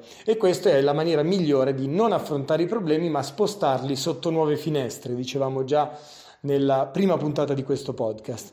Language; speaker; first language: Italian; native; Italian